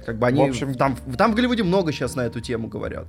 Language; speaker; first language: Russian; native; Russian